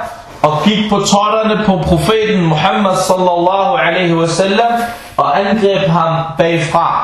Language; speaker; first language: Danish; early bilingual, other home language; Arabic